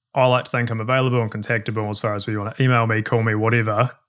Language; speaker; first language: English; native; English